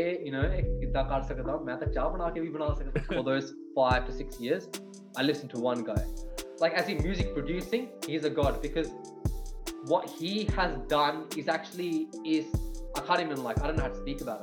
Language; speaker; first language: English; non-native, local second language; Punjabi